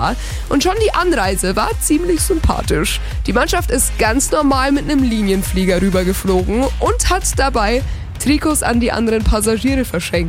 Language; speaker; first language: German; native; German